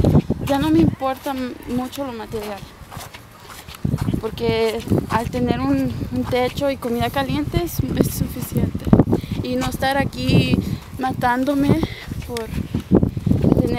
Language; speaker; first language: Spanish; early bilingual, other home language; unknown